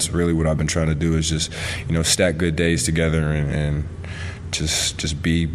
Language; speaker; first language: English; native; English